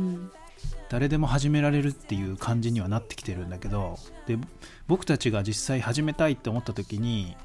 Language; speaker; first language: Japanese; native; Japanese